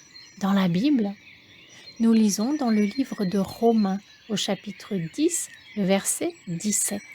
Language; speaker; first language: French; native; French